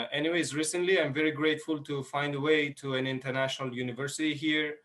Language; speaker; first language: English; non-native, fluent; Persian